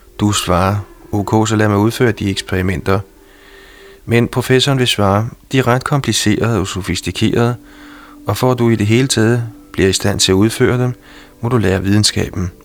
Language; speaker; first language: Danish; native; Danish